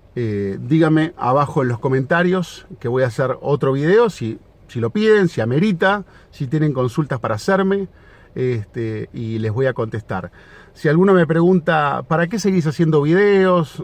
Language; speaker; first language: Spanish; native; Spanish